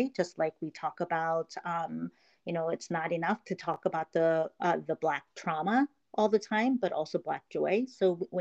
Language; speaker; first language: English; early bilingual, other home language; Korean